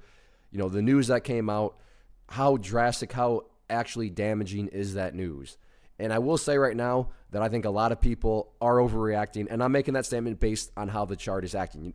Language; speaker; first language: English; native; English